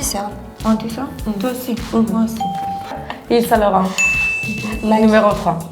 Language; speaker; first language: French; non-native, learner; Italian